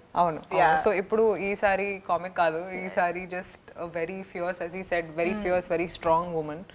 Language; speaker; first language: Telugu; non-native, local second language; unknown